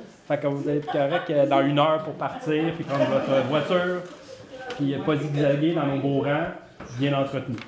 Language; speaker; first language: French; native; French